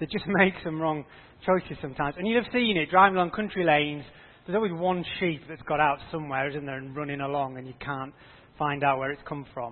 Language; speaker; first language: English; native; English